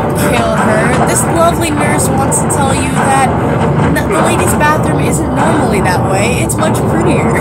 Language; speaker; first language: English; native; English